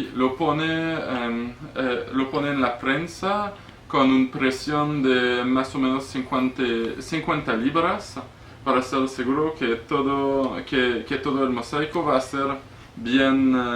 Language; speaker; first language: Spanish; non-native, learner; French